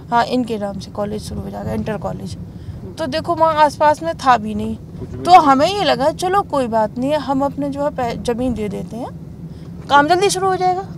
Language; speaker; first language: Hindi; native; Hindi